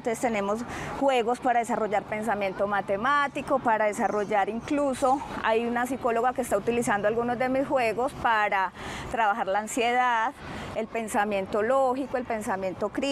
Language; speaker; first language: Spanish; native; Spanish